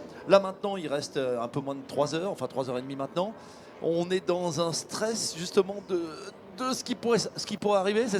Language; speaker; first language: French; native; French